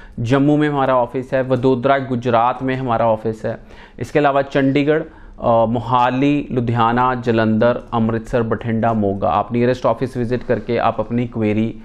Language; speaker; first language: Hindi; non-native, local second language; Punjabi